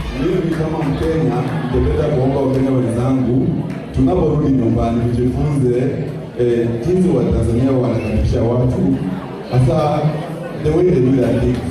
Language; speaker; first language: Swahili; non-native, local second language; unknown